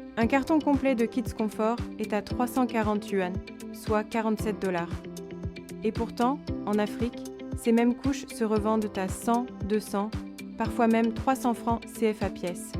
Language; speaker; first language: French; non-native, fluent; Chinese